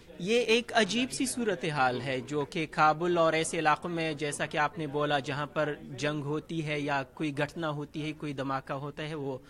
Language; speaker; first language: Urdu; non-native, fluent; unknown